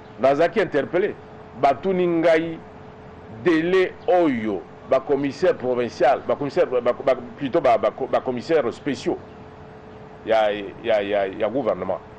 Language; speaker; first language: Lingala; non-native, local second language; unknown